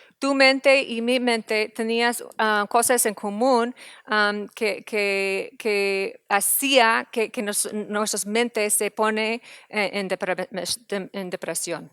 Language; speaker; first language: Spanish; non-native, fluent; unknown